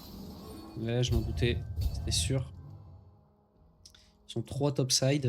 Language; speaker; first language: French; native; French